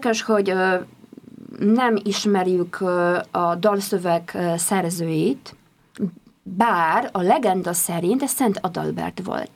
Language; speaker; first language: Hungarian; non-native, fluent; Polish